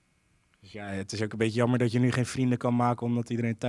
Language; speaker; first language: Dutch; native; Dutch